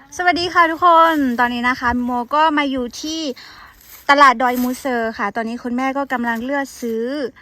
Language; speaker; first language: Thai; non-native, local second language; Karen languages